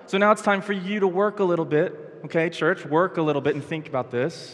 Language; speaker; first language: English; native; English